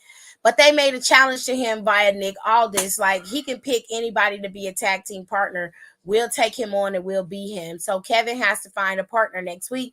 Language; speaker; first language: English; native; English